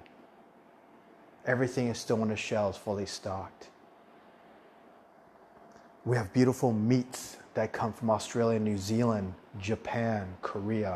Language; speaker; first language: English; early bilingual, other home language; Min Nan Chinese